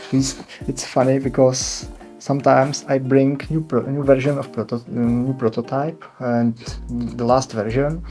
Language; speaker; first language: English; non-native, learner; Czech